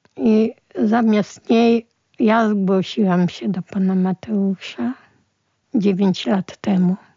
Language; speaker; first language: Polish; early bilingual, other home language; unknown